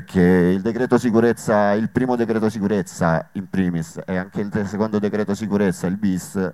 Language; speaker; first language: Italian; native; Italian